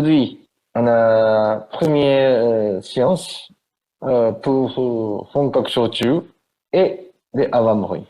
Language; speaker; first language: French; non-native, learner; Japanese